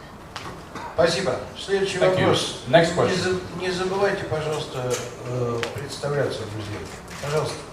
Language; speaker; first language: Russian; native; Russian